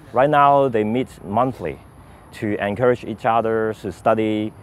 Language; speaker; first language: English; non-native, local second language; Cantonese